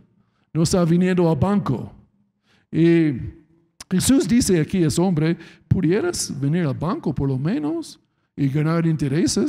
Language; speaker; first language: Spanish; non-native, fluent; English